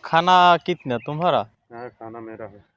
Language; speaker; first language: Hindi; non-native, learner; Bangla